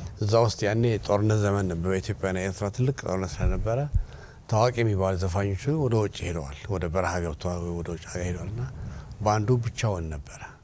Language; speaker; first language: Amharic; non-native, local second language; Tigrinya